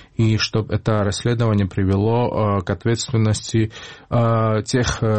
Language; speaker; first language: Russian; non-native, fluent; Georgian